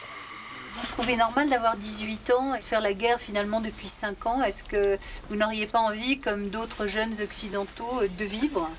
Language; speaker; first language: French; native; French